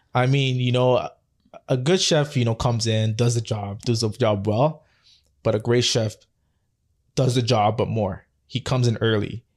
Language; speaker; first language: English; native; English